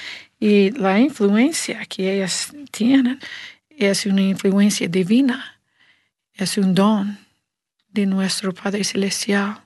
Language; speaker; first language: Spanish; non-native, learner; English